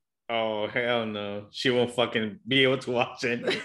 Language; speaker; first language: English; early bilingual, other home language; Spanish